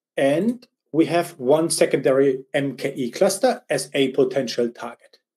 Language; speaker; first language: English; non-native, fluent; German